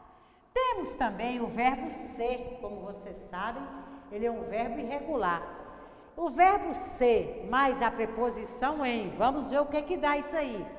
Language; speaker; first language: Portuguese; native; Portuguese